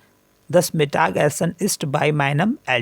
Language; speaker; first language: German; non-native, learner; Hindi